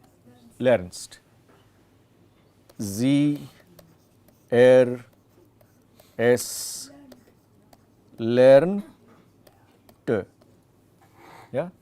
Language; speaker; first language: German; non-native, fluent; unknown